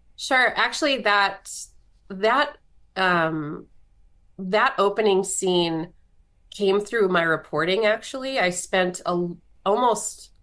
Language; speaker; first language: English; native; English